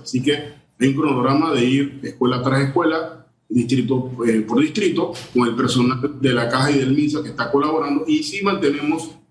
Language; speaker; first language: Spanish; native; Spanish